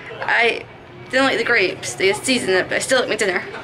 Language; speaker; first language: English; native; English